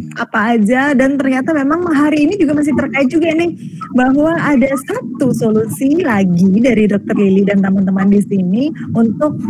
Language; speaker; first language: Indonesian; native; Indonesian